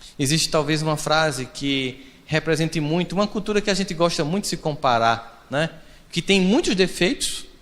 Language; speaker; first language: Portuguese; native; Portuguese